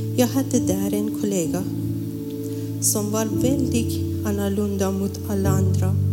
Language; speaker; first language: Swedish; non-native, learner; Persian